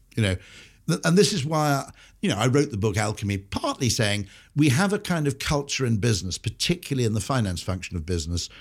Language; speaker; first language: English; native; English